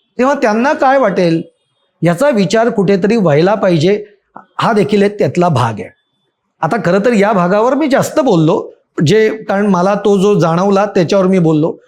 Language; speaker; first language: Marathi; native; Marathi